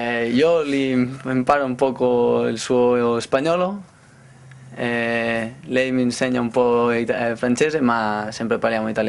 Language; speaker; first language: Italian; non-native, learner; Spanish